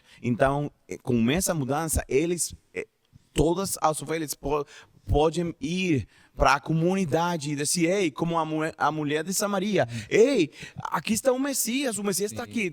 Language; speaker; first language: Portuguese; non-native, learner; Spanish